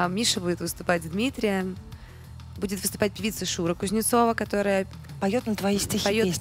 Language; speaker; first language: Russian; native; Russian